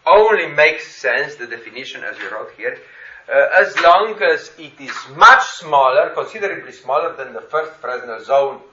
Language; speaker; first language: English; non-native, fluent; Slovenian